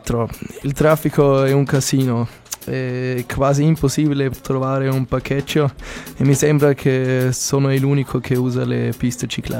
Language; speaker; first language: Italian; non-native, learner; German